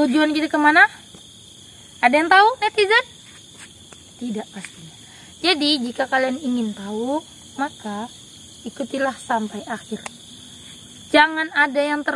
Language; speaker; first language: Indonesian; native; Indonesian